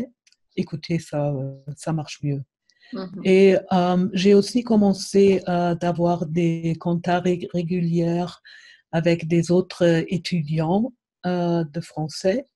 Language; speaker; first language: French; non-native, fluent; German